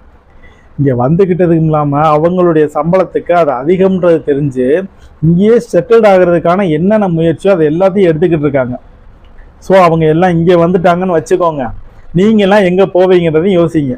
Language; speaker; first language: Tamil; native; Tamil